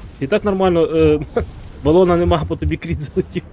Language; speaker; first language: Ukrainian; native; Ukrainian